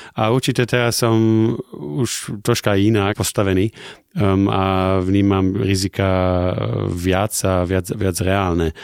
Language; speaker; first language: Slovak; early bilingual, heritage; German